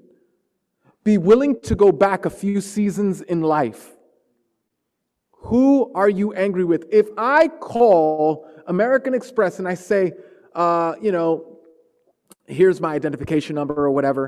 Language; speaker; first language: English; native; English